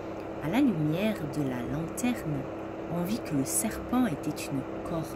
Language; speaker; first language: French; native; French